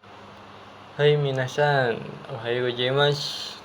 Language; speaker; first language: Japanese; non-native, learner; Indonesian